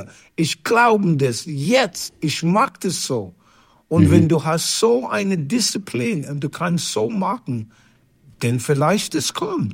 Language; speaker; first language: German; non-native, fluent; English